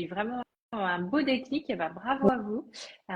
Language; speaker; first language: French; native; French